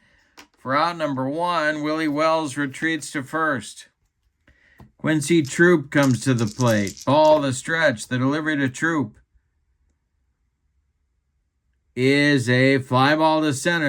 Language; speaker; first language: English; native; English